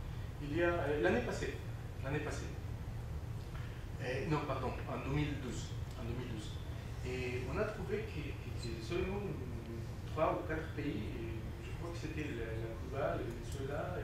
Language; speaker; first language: French; non-native, fluent; Spanish